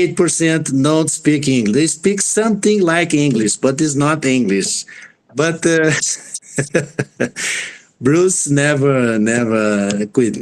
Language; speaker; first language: English; non-native, fluent; Portuguese